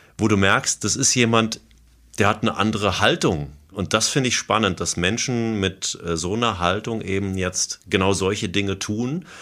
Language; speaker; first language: German; native; German